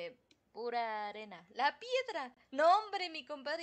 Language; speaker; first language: Spanish; native; Spanish